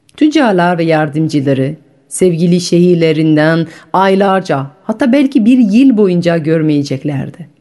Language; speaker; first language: Turkish; non-native, fluent; French